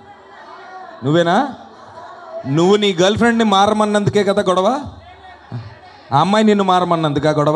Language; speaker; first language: Telugu; native; Telugu